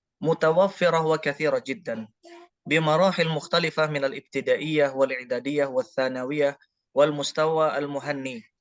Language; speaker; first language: Arabic; non-native, learner; Indonesian